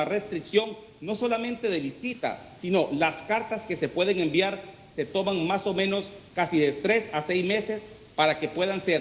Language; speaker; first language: Spanish; native; Spanish